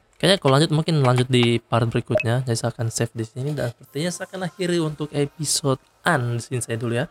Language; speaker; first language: Indonesian; native; Indonesian